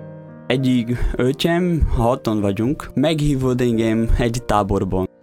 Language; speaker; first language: Hungarian; non-native, fluent; Portuguese